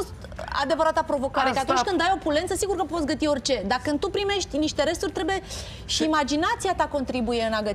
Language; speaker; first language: Romanian; native; Romanian